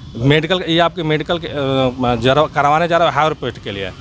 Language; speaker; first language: Hindi; native; Hindi